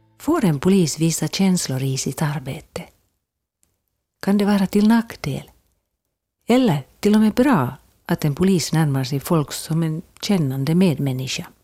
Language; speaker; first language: Swedish; native; Swedish